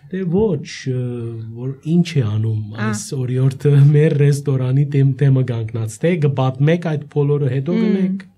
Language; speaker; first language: Armenian; early bilingual, heritage; Armenian